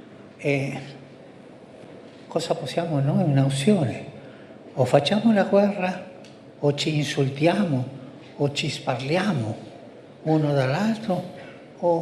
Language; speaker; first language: Italian; early bilingual, heritage; Spanish